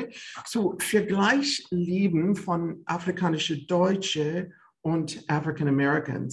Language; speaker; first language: German; non-native, fluent; English